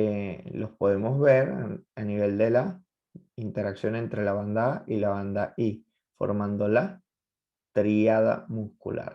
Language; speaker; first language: Spanish; native; Spanish